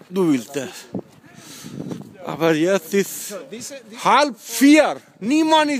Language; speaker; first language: German; non-native, learner; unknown